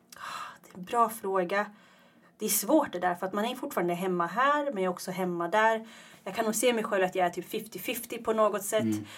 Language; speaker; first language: Swedish; early bilingual, other home language; Tigrinya